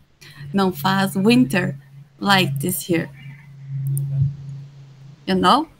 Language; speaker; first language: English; non-native, learner; Portuguese